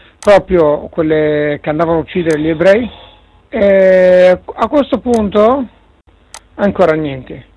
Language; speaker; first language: Italian; native; Italian